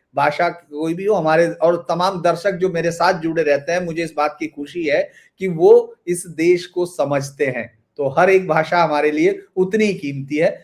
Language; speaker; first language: Hindi; native; Hindi